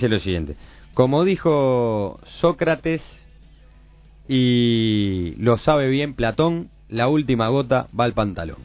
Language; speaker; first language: Spanish; native; Spanish